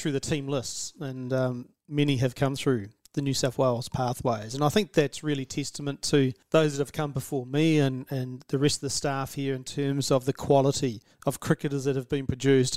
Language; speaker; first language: English; native; English